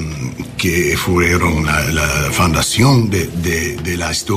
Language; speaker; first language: Spanish; non-native, learner; English